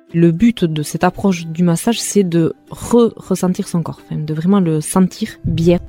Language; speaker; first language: French; non-native, local second language; Basque